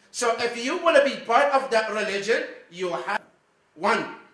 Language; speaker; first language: English; non-native, fluent; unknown